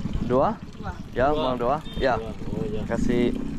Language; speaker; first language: Indonesian; non-native, learner; English